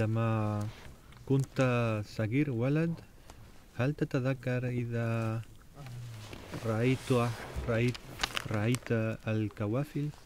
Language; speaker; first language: Arabic; non-native, learner; Spanish